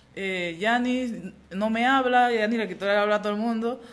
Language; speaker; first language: Spanish; native; Spanish